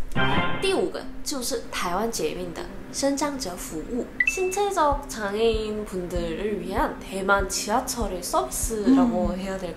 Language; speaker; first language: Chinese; non-native, fluent; Korean